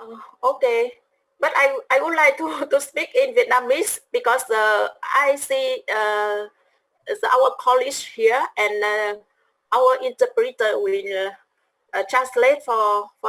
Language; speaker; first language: English; non-native, learner; Vietnamese